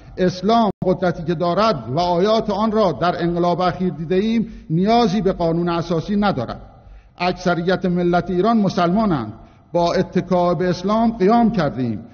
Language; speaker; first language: Persian; non-native, local second language; Azerbaijani